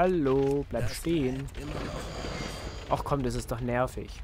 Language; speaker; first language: German; native; German